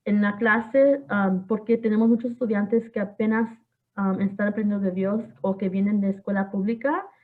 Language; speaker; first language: Spanish; early bilingual, heritage; Spanish